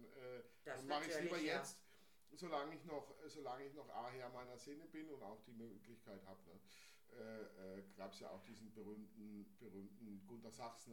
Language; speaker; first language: German; native; German